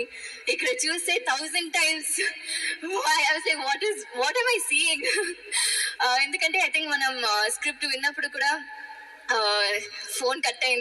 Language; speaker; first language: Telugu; non-native, learner; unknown